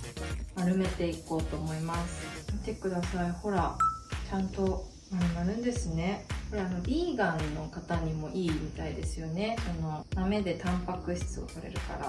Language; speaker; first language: Japanese; native; Japanese